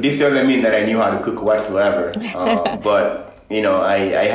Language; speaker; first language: English; non-native, fluent; Fula